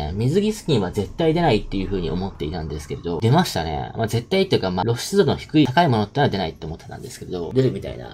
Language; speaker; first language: Japanese; native; Japanese